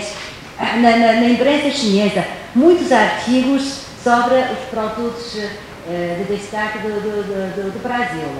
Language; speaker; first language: Portuguese; non-native, fluent; Chinese